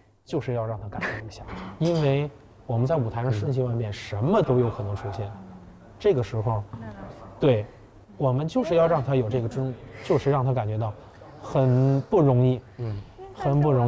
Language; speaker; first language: Chinese; native; Chinese